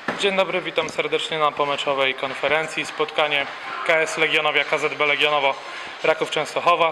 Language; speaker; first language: Polish; native; Polish